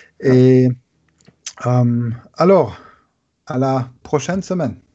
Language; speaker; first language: French; non-native, learner; German